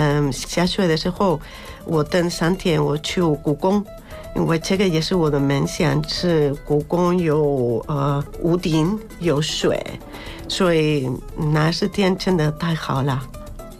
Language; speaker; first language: Chinese; non-native, learner; Spanish